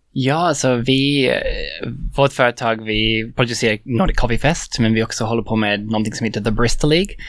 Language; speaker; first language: Swedish; non-native, fluent; English